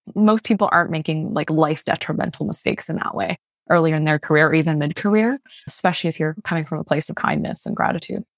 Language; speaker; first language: English; non-native, fluent; Chinese